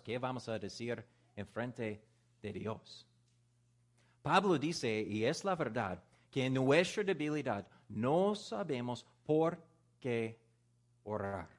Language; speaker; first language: Spanish; non-native, learner; English